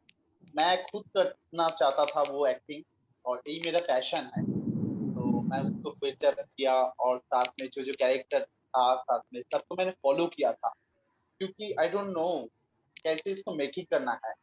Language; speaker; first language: Hindi; non-native, local second language; Bangla